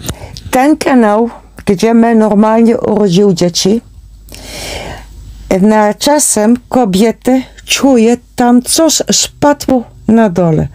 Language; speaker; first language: Polish; non-native, learner; Dutch